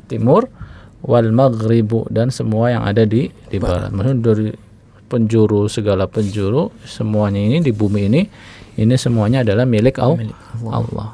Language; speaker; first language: Indonesian; native; Indonesian